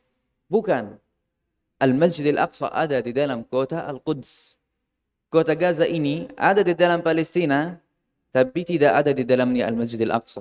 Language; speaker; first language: Indonesian; non-native, fluent; Arabic